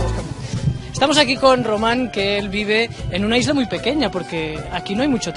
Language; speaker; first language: Spanish; native; Spanish